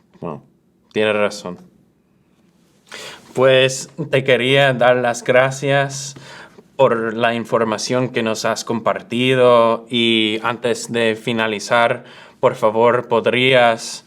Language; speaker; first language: Spanish; early bilingual, other home language; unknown